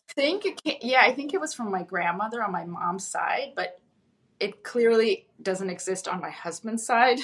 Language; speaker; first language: English; early bilingual, other home language; Russian